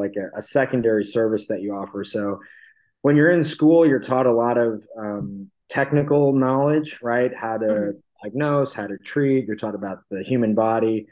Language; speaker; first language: English; native; English